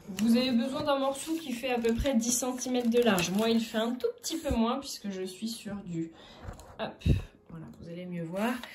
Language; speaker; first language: French; native; French